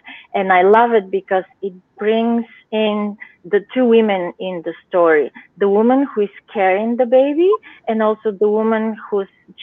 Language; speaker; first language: English; non-native, fluent; Bulgarian